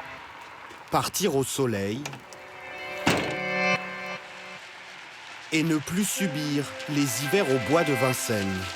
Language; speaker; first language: French; native; French